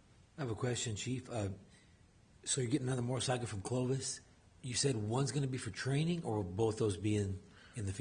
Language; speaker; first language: English; native; English